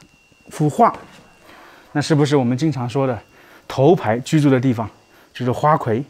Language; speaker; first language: Chinese; native; Chinese